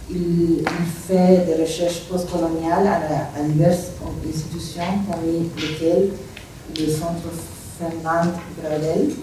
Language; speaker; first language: French; non-native, fluent; Spanish